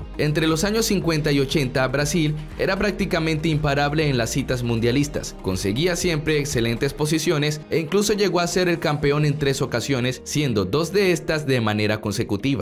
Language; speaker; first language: Spanish; native; Spanish